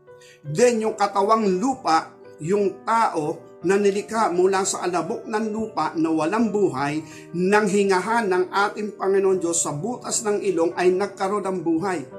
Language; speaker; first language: Filipino; native; Filipino